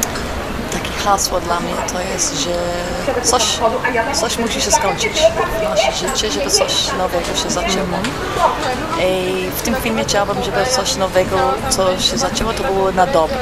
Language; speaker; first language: Polish; non-native, fluent; English